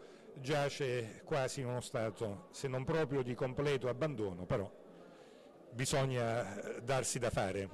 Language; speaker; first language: Italian; native; Italian